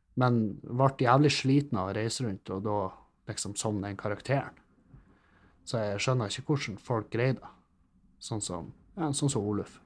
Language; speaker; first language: Norwegian; native; Norwegian